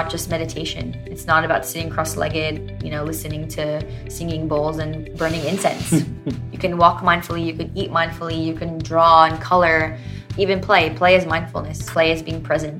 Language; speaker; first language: English; native; English